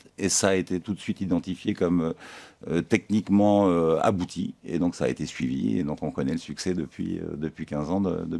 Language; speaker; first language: French; native; French